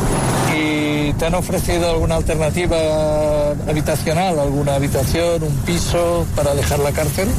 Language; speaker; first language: Spanish; native; Spanish